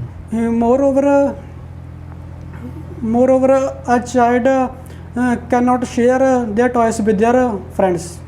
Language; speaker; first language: English; non-native, learner; Punjabi